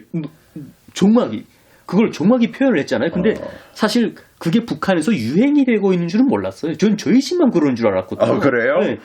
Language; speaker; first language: Korean; native; Korean